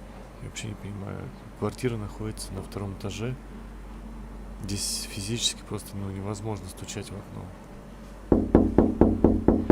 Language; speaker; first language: Russian; native; Russian